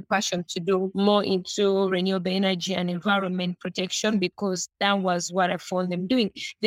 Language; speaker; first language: English; non-native, local second language; Ganda